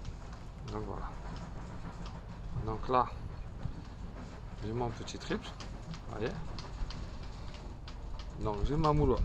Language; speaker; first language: French; native; French